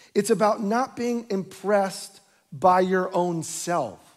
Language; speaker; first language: English; native; English